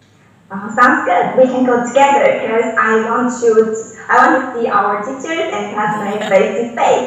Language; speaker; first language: English; non-native, learner; Chinese